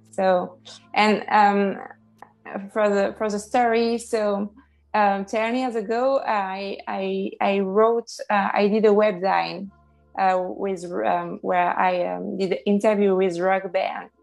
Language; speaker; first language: English; non-native, fluent; French